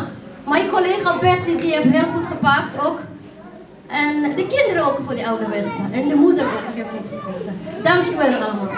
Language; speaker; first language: Dutch; non-native, learner; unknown